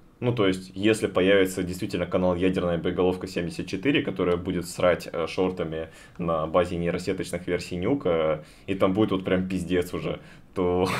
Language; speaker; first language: Russian; native; Russian